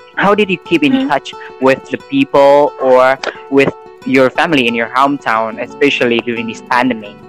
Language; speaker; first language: English; non-native, fluent; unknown